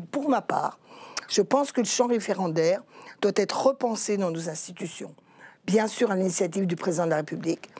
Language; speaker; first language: French; native; French